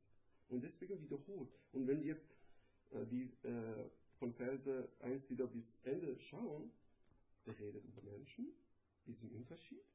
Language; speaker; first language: German; non-native, learner; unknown